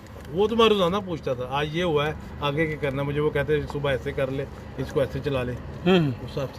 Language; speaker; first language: Hindi; non-native, local second language; Punjabi